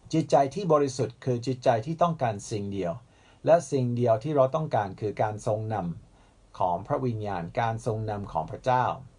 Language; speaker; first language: Thai; non-native, fluent; English